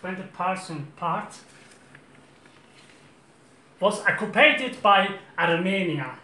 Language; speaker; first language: English; non-native, learner; Azerbaijani